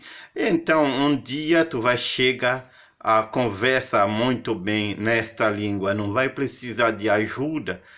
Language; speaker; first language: Portuguese; non-native, fluent; Haitian Creole